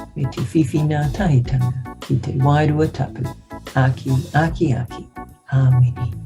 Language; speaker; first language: Māori; non-native, learner; English